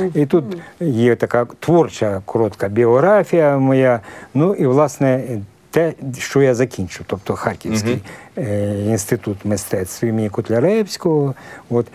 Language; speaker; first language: Ukrainian; native; Ukrainian